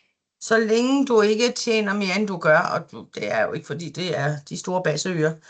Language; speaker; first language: Danish; native; Danish